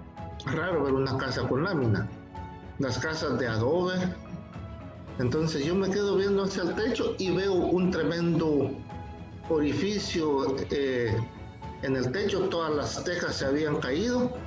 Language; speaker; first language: Spanish; native; Spanish